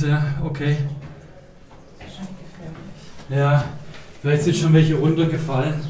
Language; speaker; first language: German; native; German